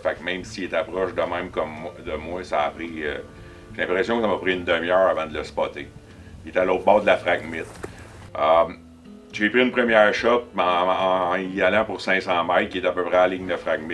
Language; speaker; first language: French; native; French